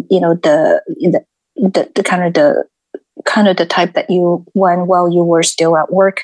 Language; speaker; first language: English; non-native, fluent; Chinese